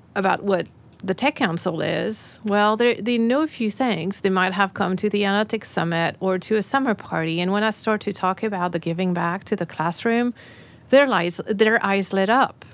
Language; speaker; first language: English; non-native, fluent; French